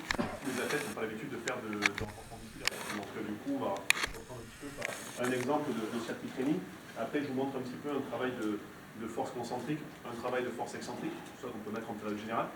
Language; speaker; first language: French; native; French